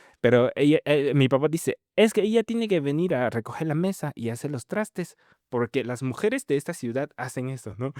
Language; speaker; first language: Spanish; non-native, fluent; Min Nan Chinese